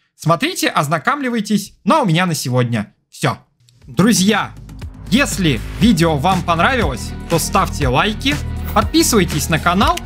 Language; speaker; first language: Russian; native; Russian